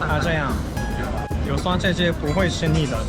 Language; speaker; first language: Chinese; non-native, fluent; Korean